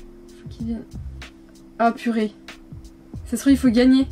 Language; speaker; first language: French; native; French